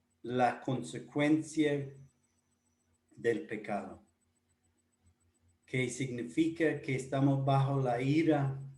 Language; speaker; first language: Spanish; non-native, fluent; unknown